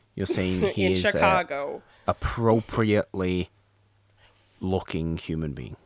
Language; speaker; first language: English; native; English